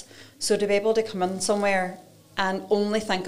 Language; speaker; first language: English; native; English